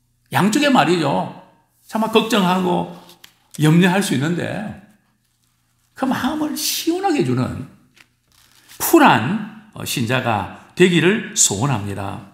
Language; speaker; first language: Korean; native; Korean